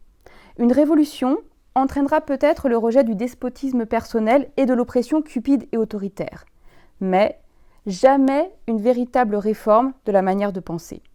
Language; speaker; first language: French; native; French